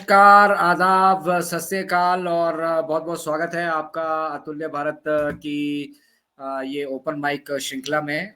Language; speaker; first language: Hindi; native; Hindi